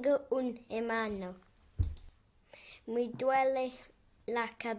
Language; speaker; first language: Spanish; non-native, learner; English